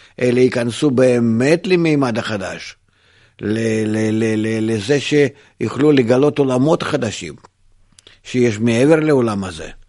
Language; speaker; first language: Hebrew; non-native, fluent; Russian